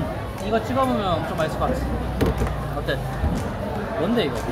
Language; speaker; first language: Vietnamese; non-native, learner; Korean